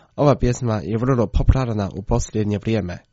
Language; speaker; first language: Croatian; non-native, fluent; Chinese